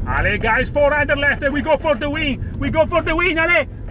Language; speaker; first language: English; non-native, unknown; Italian